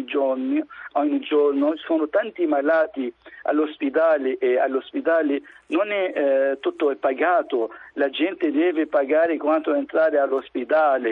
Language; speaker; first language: Italian; non-native, fluent; Arabic